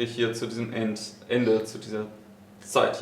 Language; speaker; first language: German; native; German